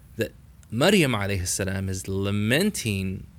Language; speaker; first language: English; native; English